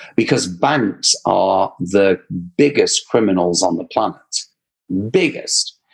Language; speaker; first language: English; native; English